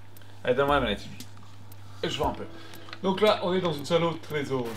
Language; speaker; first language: French; native; French